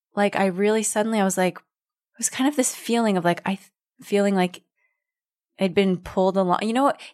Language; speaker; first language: English; native; English